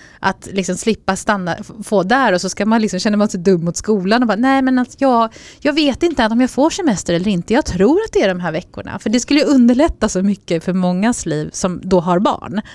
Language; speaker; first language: Swedish; native; Swedish